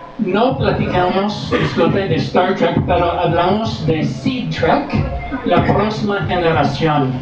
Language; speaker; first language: Spanish; non-native, learner; English